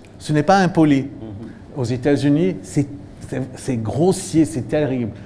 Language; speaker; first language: French; non-native, fluent; English